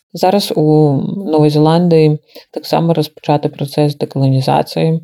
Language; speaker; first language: Belarusian; native; Belarusian